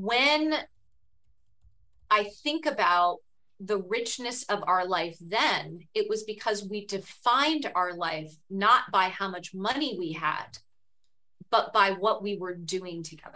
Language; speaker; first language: English; native; English